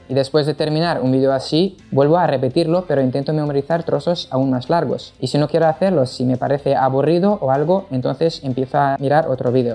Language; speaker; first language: Spanish; non-native, fluent; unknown